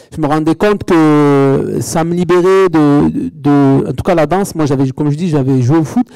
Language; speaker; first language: French; native; French